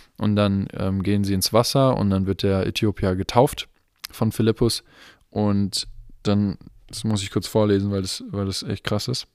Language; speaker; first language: German; native; German